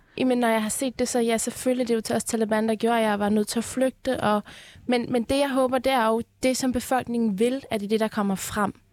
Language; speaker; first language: Danish; early bilingual, other home language; Persian